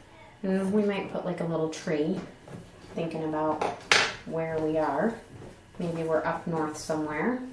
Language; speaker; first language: English; native; English